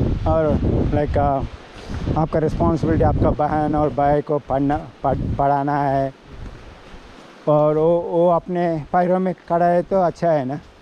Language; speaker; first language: Hindi; non-native, local second language; Telugu